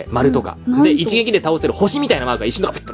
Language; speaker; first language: Japanese; native; Japanese